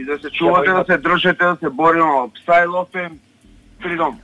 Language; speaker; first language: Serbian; non-native, learner; Slovenian